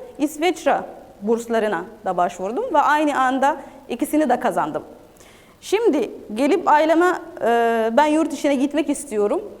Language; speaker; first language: Turkish; non-native, fluent; Arabic